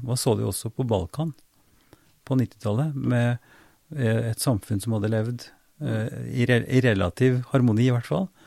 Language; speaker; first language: Norwegian; native; Norwegian